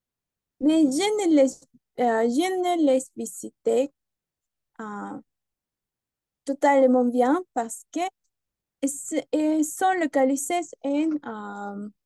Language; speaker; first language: French; non-native, learner; Spanish